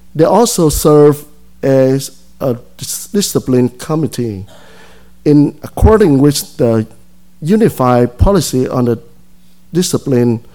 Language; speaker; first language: English; non-native, fluent; Vietnamese